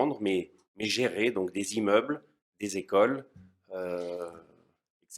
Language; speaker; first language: French; native; French